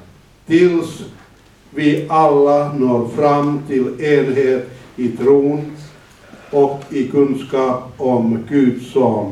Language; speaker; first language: Swedish; non-native, fluent; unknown